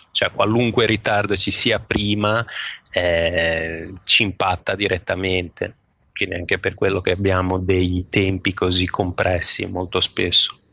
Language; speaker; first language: Italian; native; Italian